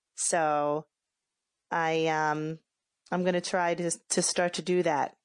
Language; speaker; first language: English; native; English